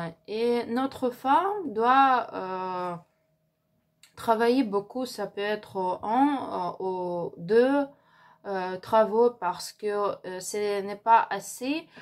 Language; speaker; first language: French; non-native, learner; Ukrainian